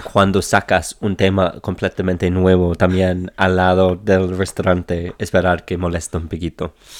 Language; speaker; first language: Spanish; non-native, fluent; English